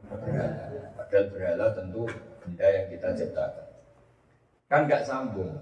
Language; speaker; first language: Indonesian; non-native, local second language; Javanese